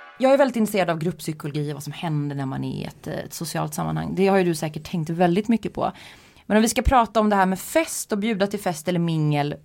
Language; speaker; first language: Swedish; native; Swedish